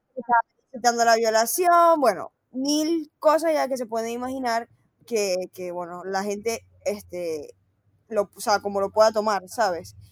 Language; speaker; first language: Spanish; native; Spanish